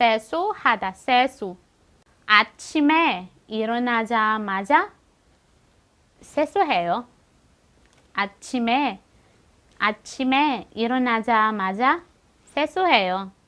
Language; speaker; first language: Korean; non-native, fluent; Filipino